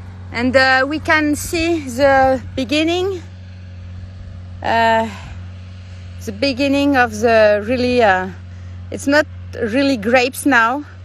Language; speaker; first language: English; non-native, learner; French